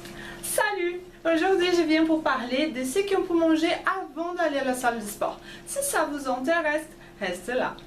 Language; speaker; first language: French; non-native, fluent; Portuguese